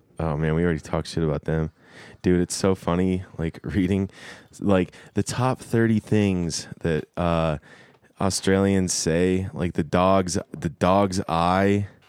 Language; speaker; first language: English; native; English